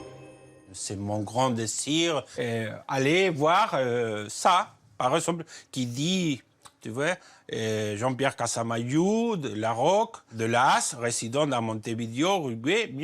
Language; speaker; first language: French; non-native, fluent; Spanish